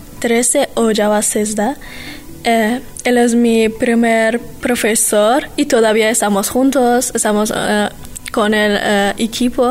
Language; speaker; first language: Spanish; non-native, learner; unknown